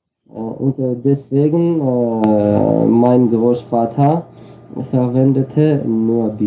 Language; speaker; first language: German; non-native, fluent; Armenian